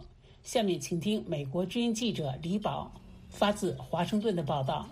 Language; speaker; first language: Chinese; native; Chinese